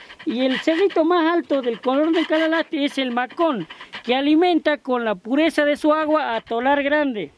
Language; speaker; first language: Spanish; native; Spanish